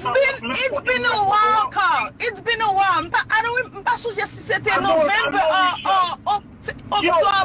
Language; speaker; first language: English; non-native, fluent; Haitian Creole